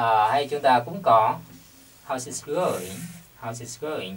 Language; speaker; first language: English; non-native, fluent; Vietnamese